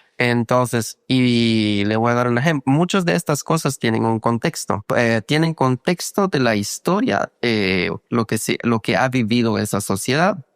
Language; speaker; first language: Spanish; non-native, local second language; Kaqchikel